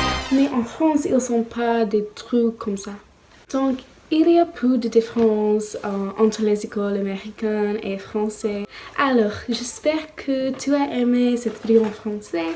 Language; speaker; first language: French; non-native, learner; English